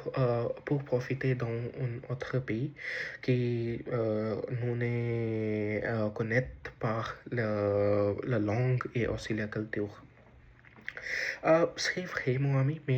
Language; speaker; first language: French; non-native, learner; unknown